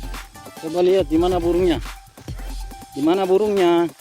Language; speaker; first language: Malay; native; Malay